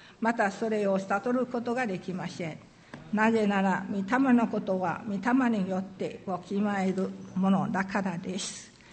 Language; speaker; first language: Japanese; non-native, fluent; Min Nan Chinese